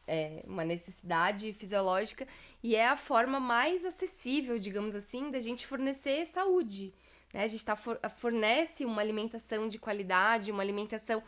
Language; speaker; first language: Portuguese; native; Portuguese